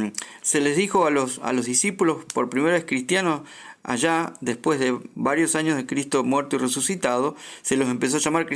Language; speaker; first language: Spanish; native; Spanish